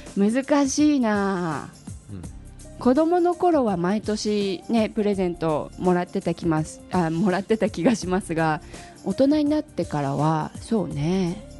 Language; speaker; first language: Japanese; native; Japanese